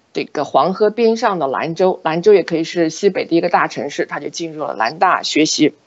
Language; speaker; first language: Chinese; native; Chinese